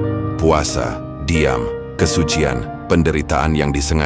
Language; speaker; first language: Indonesian; native; Indonesian